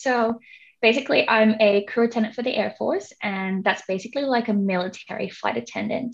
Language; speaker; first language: English; non-native, local second language; Cantonese